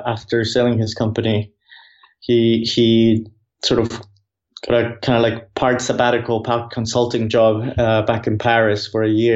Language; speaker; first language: English; non-native, fluent; Spanish